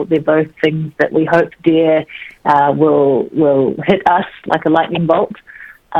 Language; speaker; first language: English; native; English